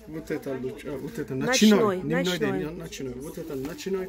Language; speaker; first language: Russian; non-native, learner; Turkish